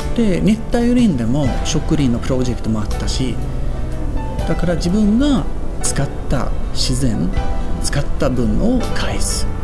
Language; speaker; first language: Japanese; non-native, fluent; Swedish